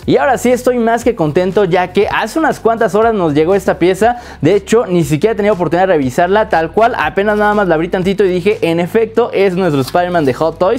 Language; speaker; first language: Spanish; native; Spanish